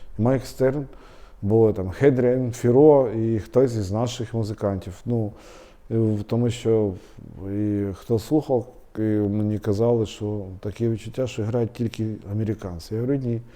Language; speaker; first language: Ukrainian; non-native, local second language; Russian